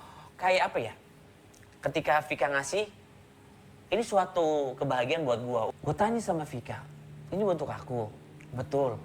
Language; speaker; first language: Indonesian; native; Indonesian